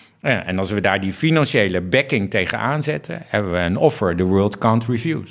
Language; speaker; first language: Dutch; native; Dutch